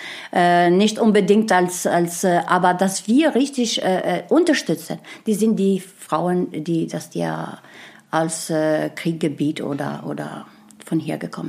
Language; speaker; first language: German; non-native, learner; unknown